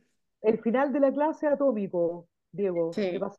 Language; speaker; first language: Spanish; native; Spanish